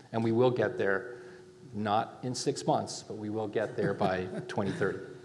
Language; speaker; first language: English; native; English